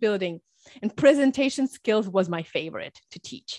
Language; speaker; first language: English; early bilingual, other home language; Russian